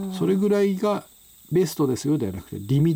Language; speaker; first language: Japanese; native; Japanese